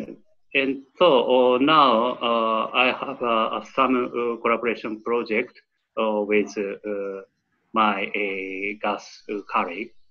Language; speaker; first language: English; non-native, learner; Japanese